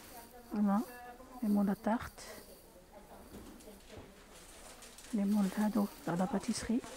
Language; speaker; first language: French; non-native, local second language; Arabic